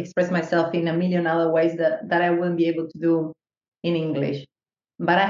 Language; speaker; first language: English; non-native, fluent; Spanish